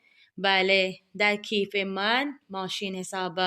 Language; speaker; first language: Persian; non-native, fluent; Urdu